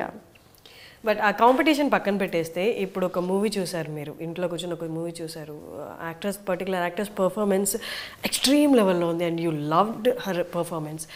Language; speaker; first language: Telugu; native; Telugu